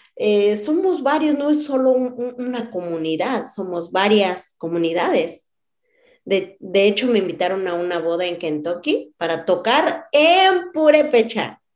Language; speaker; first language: Spanish; non-native, local second language; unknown